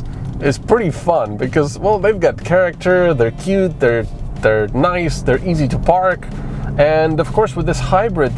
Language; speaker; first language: English; non-native, fluent; Slovenian